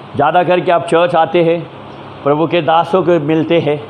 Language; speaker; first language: Hindi; non-native, local second language; Marathi